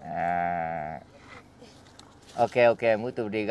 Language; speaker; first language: Portuguese; non-native, learner; Vietnamese